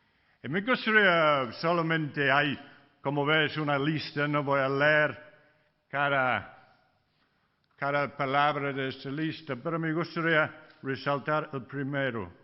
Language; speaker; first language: Spanish; non-native, fluent; English